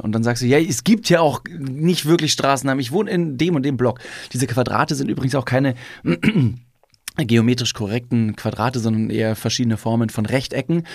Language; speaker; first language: German; native; German